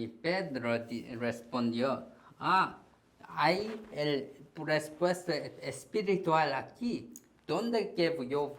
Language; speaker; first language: Spanish; non-native, learner; Korean